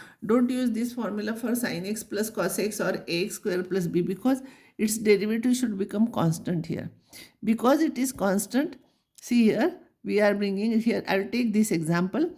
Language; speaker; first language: English; non-native, local second language; Marathi